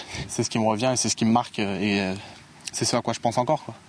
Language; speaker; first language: French; native; French